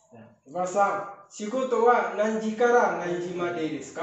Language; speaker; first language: Japanese; non-native, learner; Indonesian